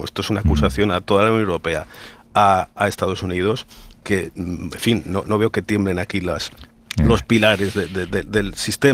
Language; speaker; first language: Spanish; native; Spanish